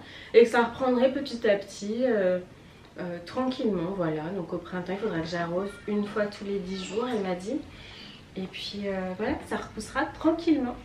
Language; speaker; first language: French; native; French